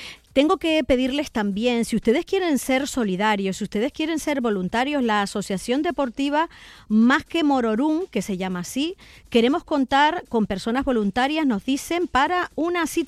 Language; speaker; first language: Spanish; native; Spanish